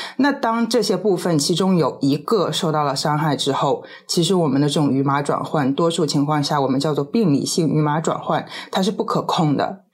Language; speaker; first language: Chinese; native; Chinese